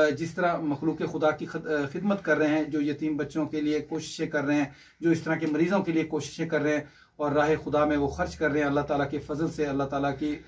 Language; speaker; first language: Urdu; non-native, local second language; Punjabi